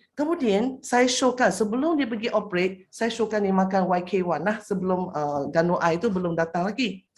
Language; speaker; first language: Malay; non-native, local second language; Chinese